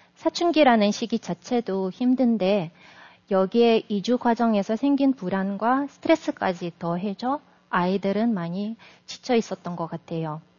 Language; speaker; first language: Korean; non-native, fluent; Russian